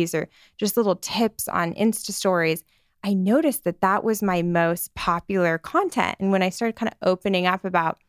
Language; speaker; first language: English; native; English